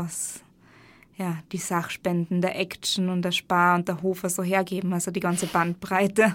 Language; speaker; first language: German; native; German